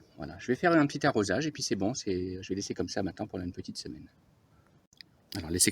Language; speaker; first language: French; native; French